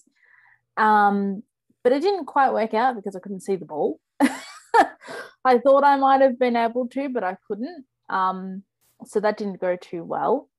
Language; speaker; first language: English; native; English